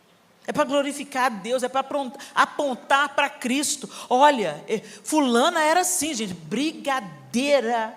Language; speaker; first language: Portuguese; native; Portuguese